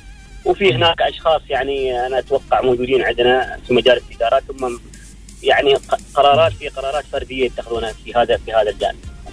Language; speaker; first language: Arabic; native; Arabic